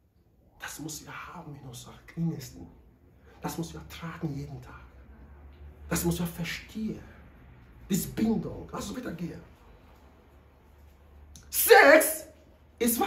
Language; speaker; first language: German; non-native, learner; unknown